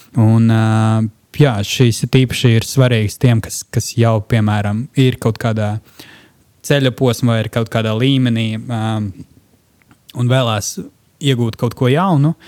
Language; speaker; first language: Latvian; non-native, local second language; Russian